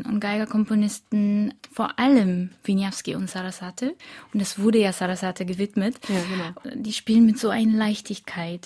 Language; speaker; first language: German; early bilingual, other home language; Korean